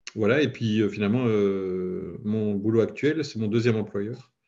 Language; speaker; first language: French; native; French